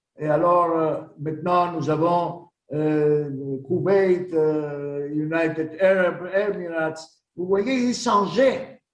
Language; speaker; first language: French; non-native, learner; Greek